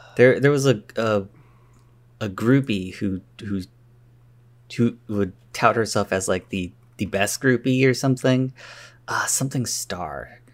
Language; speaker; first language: English; native; English